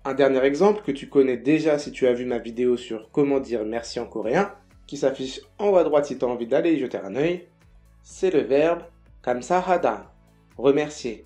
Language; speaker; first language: French; native; French